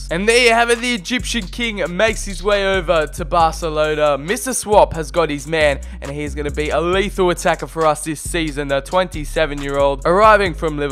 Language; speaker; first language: English; native; English